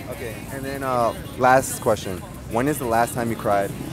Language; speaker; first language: English; early bilingual, other home language; Spanish